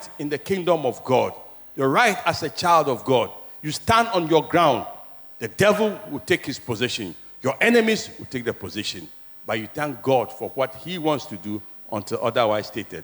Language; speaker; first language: English; non-native, local second language; Ewe